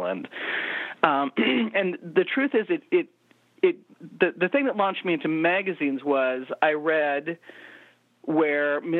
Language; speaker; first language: English; native; English